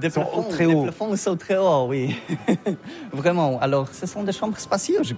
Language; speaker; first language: French; non-native, learner; Polish